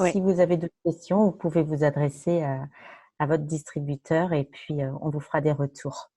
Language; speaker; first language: French; native; French